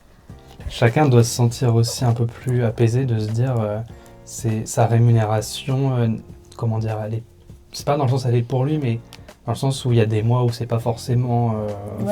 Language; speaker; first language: French; native; French